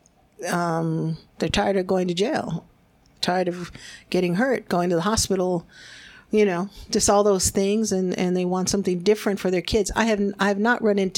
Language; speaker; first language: English; early bilingual, other home language; Spanish